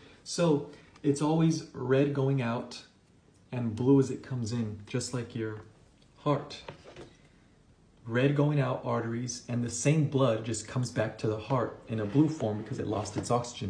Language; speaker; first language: English; native; English